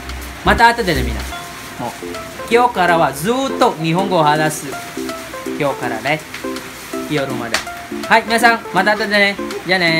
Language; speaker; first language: Japanese; non-native, learner; Filipino